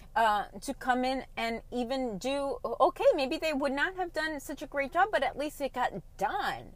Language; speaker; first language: English; early bilingual, other home language; Spanish